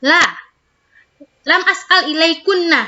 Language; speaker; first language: Arabic; non-native, learner; Indonesian